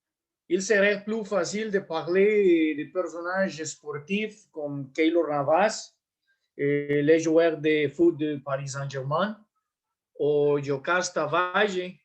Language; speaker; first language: French; non-native, learner; Spanish